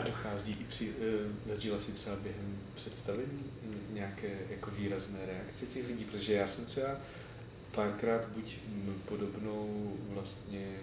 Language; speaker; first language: Czech; native; Czech